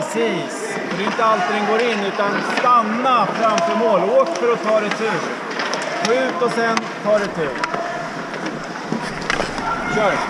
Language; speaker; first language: Swedish; native; Swedish